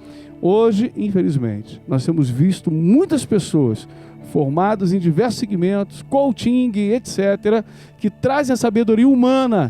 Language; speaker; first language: Portuguese; native; Portuguese